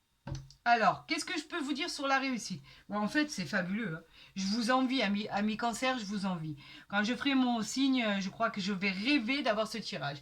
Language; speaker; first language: French; native; French